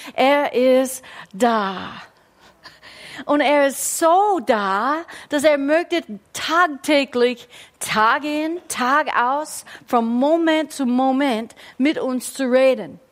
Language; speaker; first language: German; non-native, fluent; English